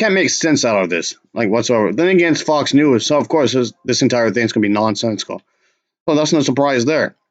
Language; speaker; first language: English; native; English